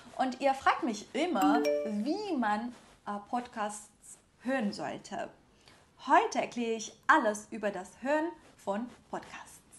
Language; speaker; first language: German; non-native, fluent; Persian